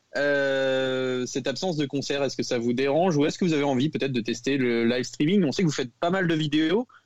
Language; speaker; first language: French; early bilingual, heritage; Spanish